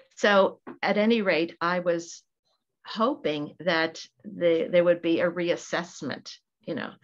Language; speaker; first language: English; native; English